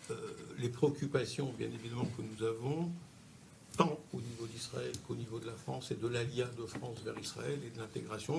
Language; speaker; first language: French; native; French